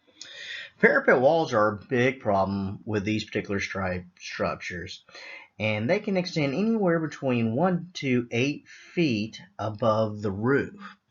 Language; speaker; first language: English; native; English